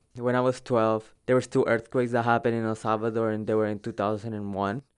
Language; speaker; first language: English; early bilingual, other home language; Spanish